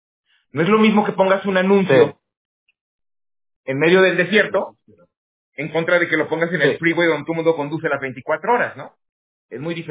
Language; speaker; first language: Spanish; native; Spanish